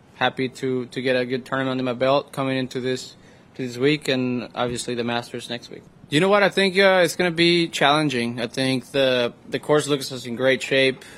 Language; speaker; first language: English; non-native, fluent; Spanish